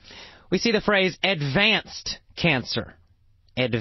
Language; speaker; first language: English; native; English